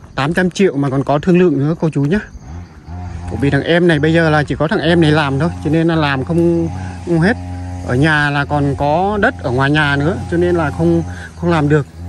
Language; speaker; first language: Vietnamese; non-native, local second language; Tày